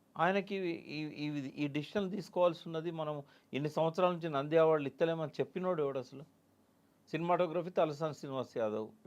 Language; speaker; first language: Telugu; native; Telugu